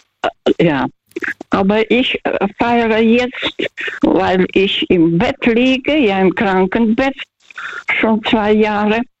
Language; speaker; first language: German; early bilingual, heritage; Russian